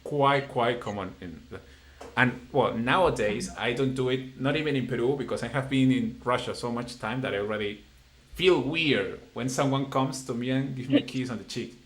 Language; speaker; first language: English; non-native, fluent; Spanish